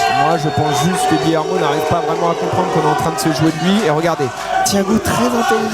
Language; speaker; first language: French; native; French